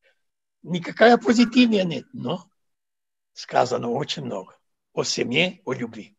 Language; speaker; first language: Russian; non-native, fluent; Serbian